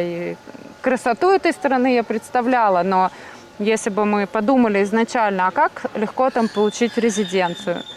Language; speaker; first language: Russian; native; Russian